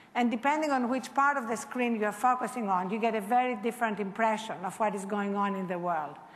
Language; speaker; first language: English; non-native, fluent; Greek